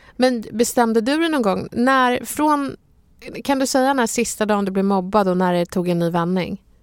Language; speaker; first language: Swedish; early bilingual, other home language; Bangla